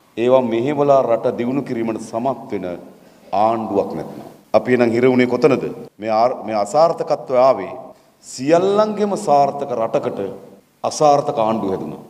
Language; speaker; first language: Sinhala; native; Sinhala